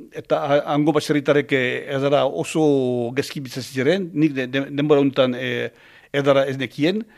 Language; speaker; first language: Basque; non-native, local second language; French